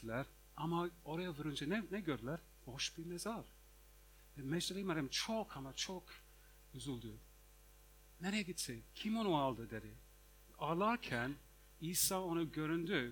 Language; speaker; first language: Turkish; non-native, fluent; English